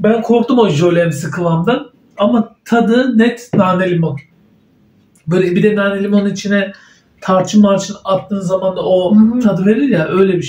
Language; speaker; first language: Turkish; native; Turkish